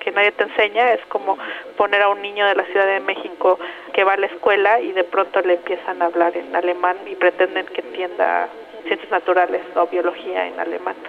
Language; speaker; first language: Spanish; non-native, local second language; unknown